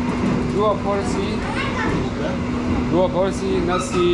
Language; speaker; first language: Indonesian; non-native, learner; German